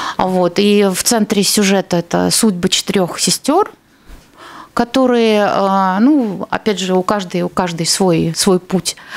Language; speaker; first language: Russian; native; Russian